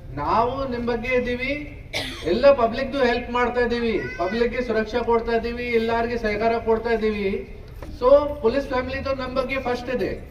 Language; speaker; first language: Kannada; non-native, local second language; Hindi